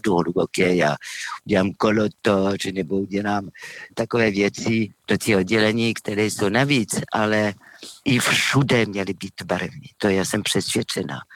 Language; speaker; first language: Czech; non-native, fluent; French